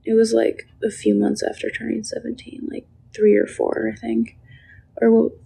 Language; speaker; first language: English; native; English